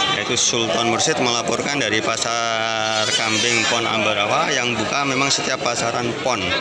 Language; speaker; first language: Indonesian; non-native, local second language; Javanese